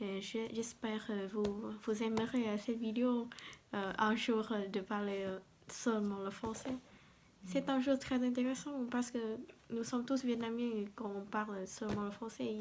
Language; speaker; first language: French; non-native, learner; Vietnamese